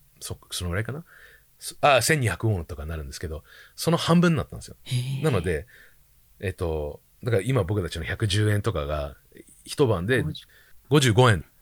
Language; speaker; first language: Japanese; early bilingual, heritage; Japanese